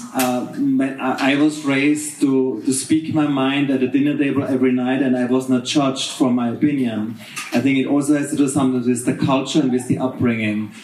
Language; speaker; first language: English; non-native, fluent; German